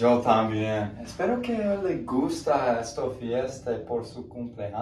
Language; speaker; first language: Spanish; non-native, learner; English